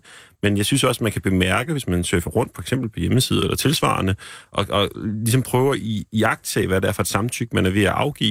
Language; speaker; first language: Danish; native; Danish